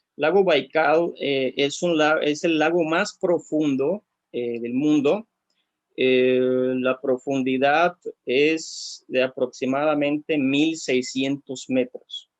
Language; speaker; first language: Spanish; non-native, fluent; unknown